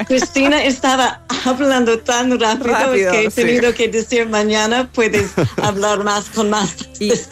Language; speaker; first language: Spanish; non-native, fluent; English